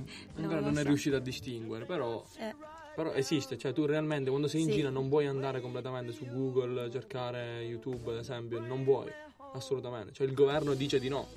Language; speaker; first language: Italian; native; Italian